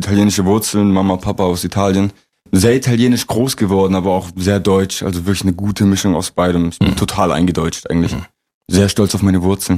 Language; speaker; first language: German; native; German